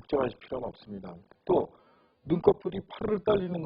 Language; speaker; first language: Korean; native; Korean